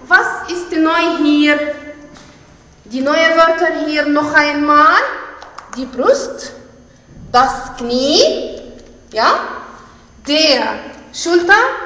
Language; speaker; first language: German; non-native, fluent; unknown